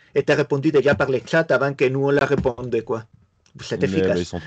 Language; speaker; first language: French; non-native, fluent; Spanish